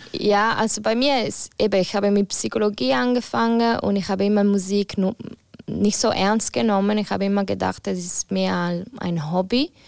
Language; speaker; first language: German; non-native, local second language; Italian